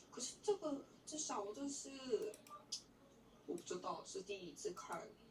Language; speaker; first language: Chinese; non-native, learner; Korean